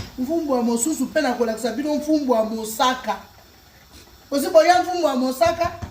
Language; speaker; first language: Lingala; native; Lingala